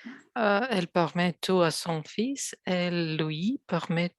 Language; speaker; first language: French; non-native, learner; Russian